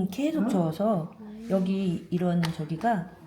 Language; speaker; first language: Korean; native; Korean